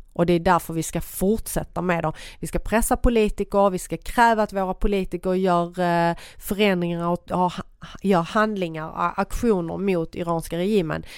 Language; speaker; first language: Swedish; early bilingual, other home language; Persian